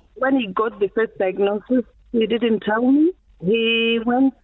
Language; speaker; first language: English; non-native, local second language; Shona